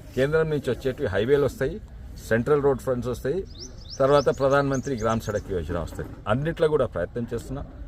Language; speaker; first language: Telugu; native; Telugu